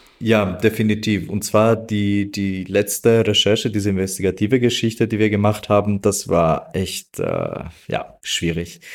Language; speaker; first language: German; non-native, fluent; Albanian